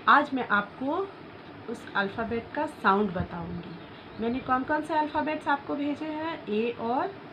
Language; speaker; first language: Hindi; native; Hindi